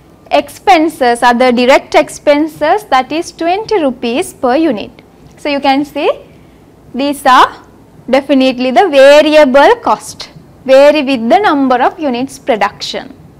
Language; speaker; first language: English; non-native, local second language; Sinhala